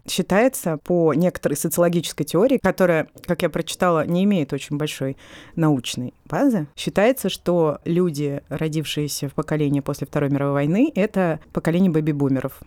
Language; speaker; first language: Russian; native; Russian